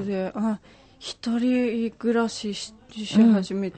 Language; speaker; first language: Japanese; non-native, fluent; Mongolian